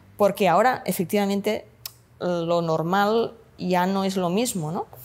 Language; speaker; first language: Spanish; non-native, local second language; Catalan